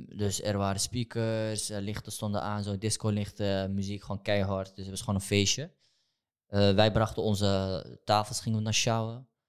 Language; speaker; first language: Dutch; early bilingual, other home language; Turkish